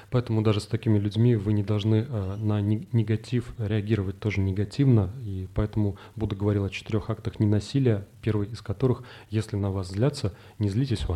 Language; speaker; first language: Russian; native; Russian